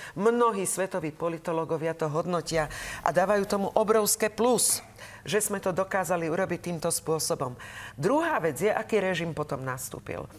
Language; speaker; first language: Slovak; native; Slovak